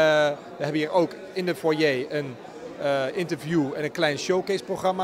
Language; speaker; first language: Dutch; native; Dutch